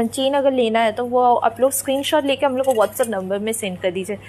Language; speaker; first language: Hindi; non-native, local second language; Bangla